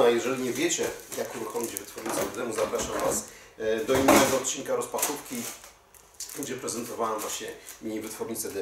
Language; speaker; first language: Polish; native; Polish